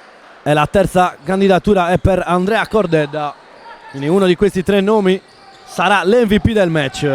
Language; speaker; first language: Italian; native; Italian